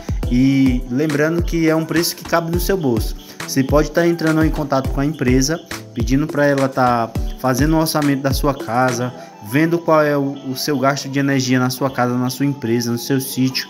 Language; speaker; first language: Portuguese; native; Portuguese